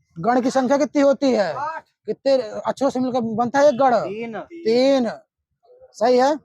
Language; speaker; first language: Hindi; native; Hindi